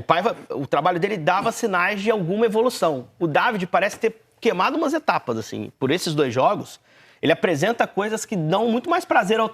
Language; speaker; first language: Portuguese; native; Portuguese